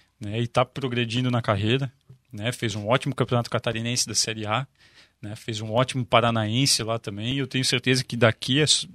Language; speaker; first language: Portuguese; native; Portuguese